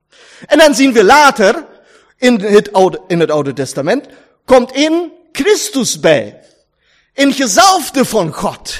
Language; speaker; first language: Dutch; non-native, learner; German